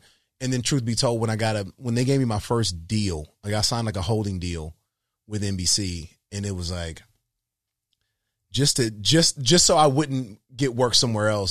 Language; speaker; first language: English; native; English